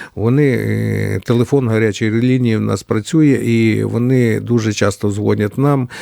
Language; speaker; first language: Ukrainian; native; Ukrainian